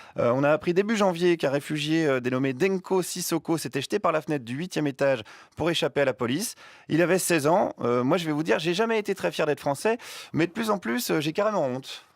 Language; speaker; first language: French; native; French